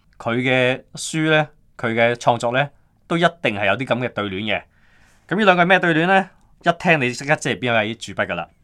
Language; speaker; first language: Cantonese; native; Cantonese